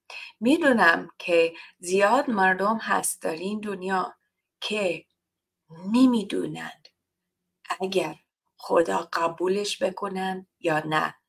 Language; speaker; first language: Persian; non-native, learner; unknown